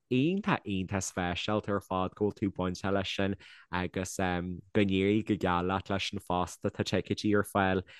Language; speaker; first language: Irish; native; Irish